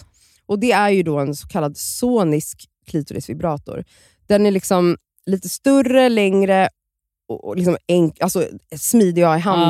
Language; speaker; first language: Swedish; native; Swedish